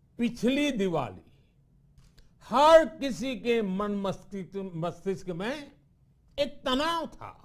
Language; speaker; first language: Hindi; non-native, local second language; Gujarati